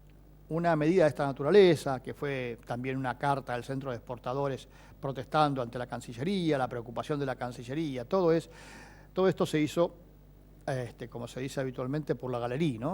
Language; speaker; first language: Spanish; native; Spanish